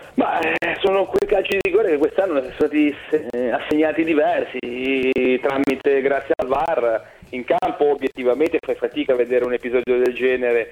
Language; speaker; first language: Italian; native; Italian